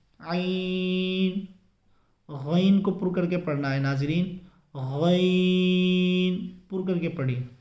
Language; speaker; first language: Urdu; native; Urdu